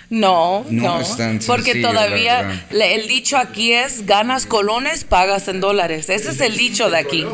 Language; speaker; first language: Spanish; early bilingual, heritage; Spanish